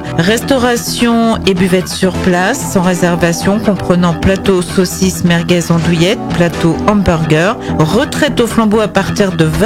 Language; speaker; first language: French; native; French